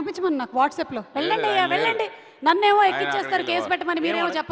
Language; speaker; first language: Telugu; native; Telugu